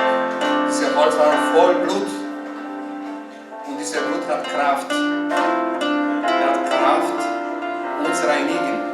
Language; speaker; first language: German; non-native, learner; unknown